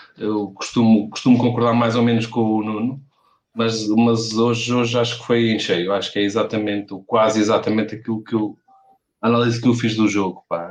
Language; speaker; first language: Portuguese; early bilingual, heritage; Portuguese